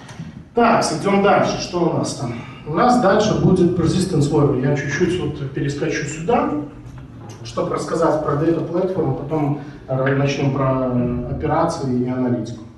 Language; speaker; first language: Russian; native; Russian